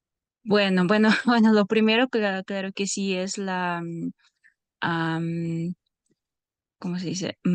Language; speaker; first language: Spanish; non-native, fluent; Russian